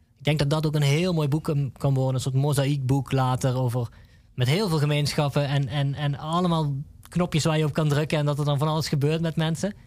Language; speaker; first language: Dutch; native; Dutch